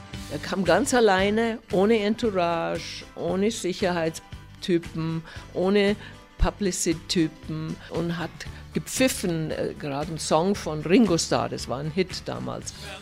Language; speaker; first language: German; native; German